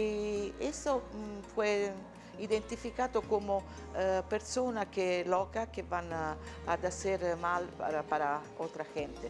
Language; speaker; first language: Spanish; non-native, learner; Italian